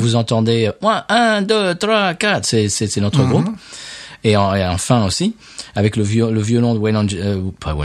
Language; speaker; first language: French; native; French